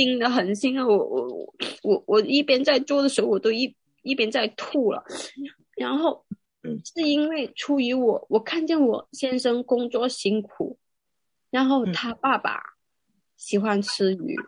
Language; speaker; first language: Chinese; non-native, local second language; Cantonese